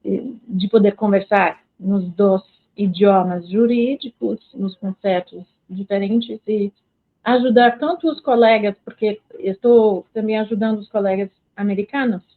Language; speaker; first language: Portuguese; non-native, fluent; French